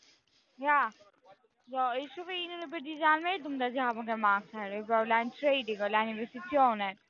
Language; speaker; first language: German; non-native, learner; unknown